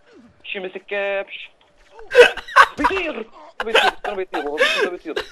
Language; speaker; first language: Arabic; native; Arabic